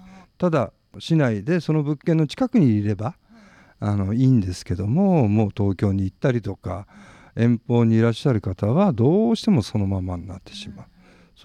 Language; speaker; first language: Japanese; native; Japanese